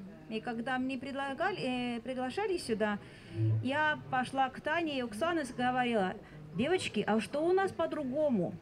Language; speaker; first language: Russian; non-native, fluent; Estonian